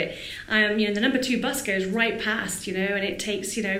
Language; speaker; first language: English; native; English